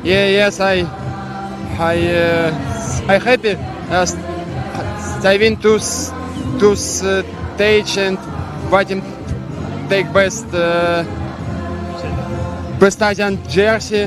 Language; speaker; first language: English; non-native, learner; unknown